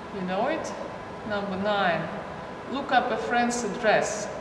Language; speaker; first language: English; non-native, fluent; Russian